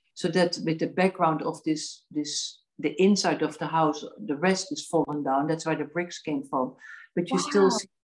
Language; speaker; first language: English; non-native, fluent; Dutch